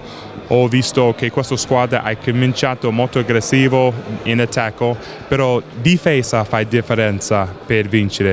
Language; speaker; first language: Italian; non-native, learner; English